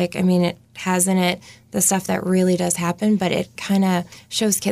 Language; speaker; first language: English; native; English